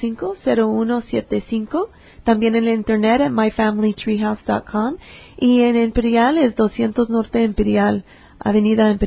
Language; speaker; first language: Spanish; early bilingual, heritage; English